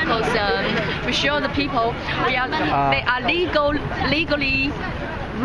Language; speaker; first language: English; non-native, learner; Chinese